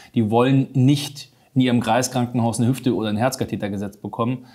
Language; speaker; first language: German; native; German